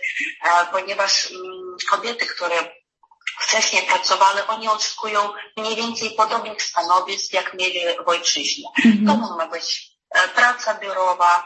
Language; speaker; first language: Polish; non-native, fluent; Ukrainian